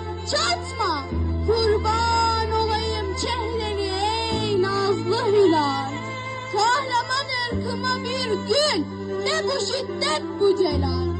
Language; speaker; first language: Turkish; native; Turkish